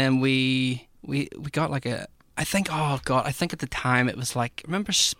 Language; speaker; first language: English; native; English